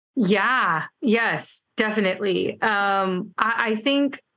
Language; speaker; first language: English; early bilingual, other home language; Spanish